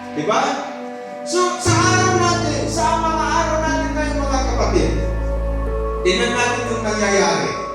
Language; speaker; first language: Filipino; non-native, local second language; Iloko